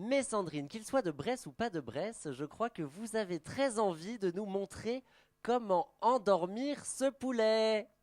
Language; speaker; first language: French; native; French